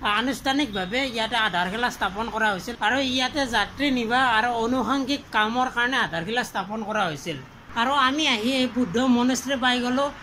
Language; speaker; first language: Assamese; native; Assamese